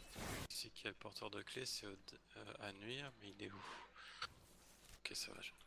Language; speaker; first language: French; native; French